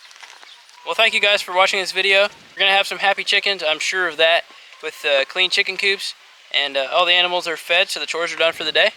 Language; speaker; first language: English; native; English